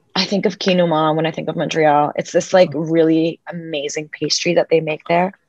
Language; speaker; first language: English; early bilingual, other home language; Spanish